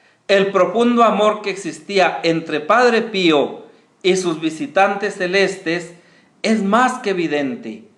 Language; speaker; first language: Spanish; native; Spanish